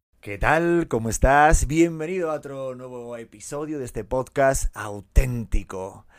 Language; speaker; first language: Spanish; native; Spanish